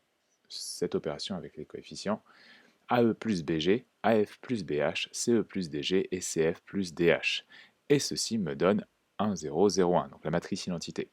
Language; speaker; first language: French; native; French